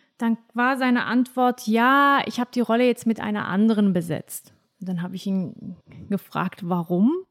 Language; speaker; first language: German; early bilingual, other home language; Turkish